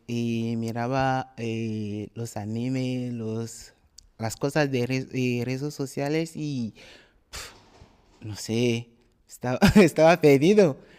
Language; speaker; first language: Spanish; non-native, learner; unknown